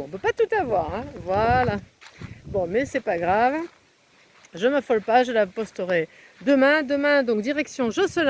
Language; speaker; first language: French; native; French